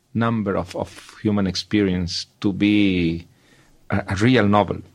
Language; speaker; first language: English; non-native, fluent; Spanish